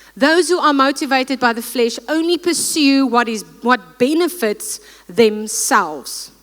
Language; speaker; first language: English; non-native, local second language; Afrikaans